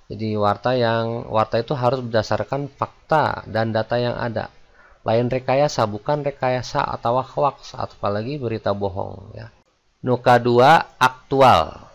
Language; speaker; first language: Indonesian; non-native, local second language; Sundanese